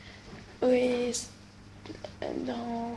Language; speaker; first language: French; non-native, learner; Swedish